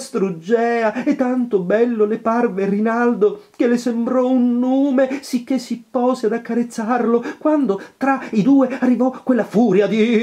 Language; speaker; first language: Italian; native; Italian